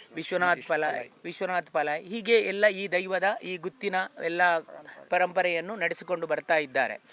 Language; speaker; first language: Kannada; native; Kannada